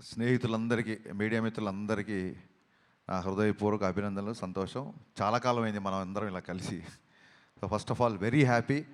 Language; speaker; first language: Telugu; native; Telugu